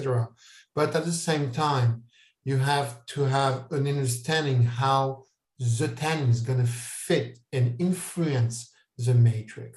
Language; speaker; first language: English; non-native, fluent; French